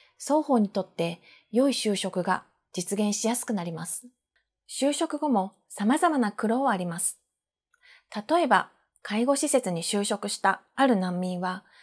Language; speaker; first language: Japanese; native; Japanese